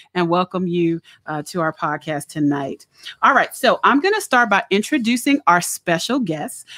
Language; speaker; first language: English; native; English